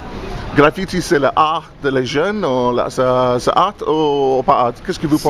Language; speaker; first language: French; non-native, learner; English